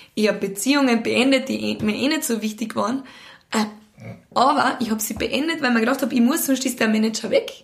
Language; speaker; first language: German; native; German